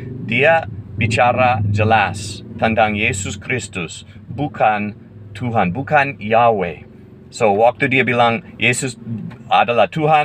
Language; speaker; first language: Indonesian; non-native, fluent; English